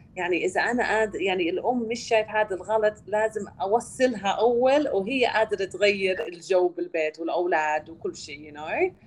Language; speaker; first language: Arabic; early bilingual, other home language; English